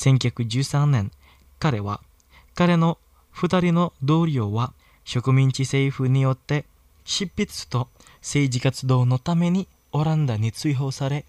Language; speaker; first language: Japanese; non-native, fluent; Indonesian